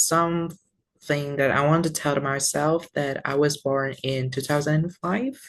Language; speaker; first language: English; non-native, learner; Vietnamese